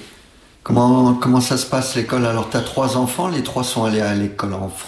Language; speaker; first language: French; native; French